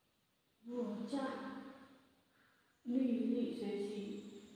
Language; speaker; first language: Chinese; non-native, learner; Vietnamese